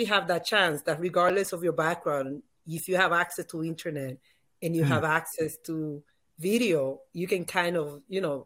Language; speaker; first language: English; non-native, fluent; Spanish